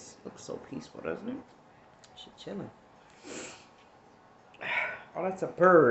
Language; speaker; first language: English; native; English